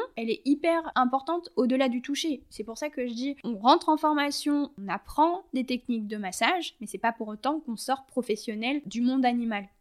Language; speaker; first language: French; native; French